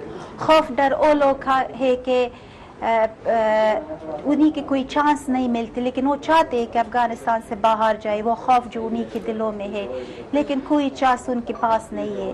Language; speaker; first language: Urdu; non-native, learner; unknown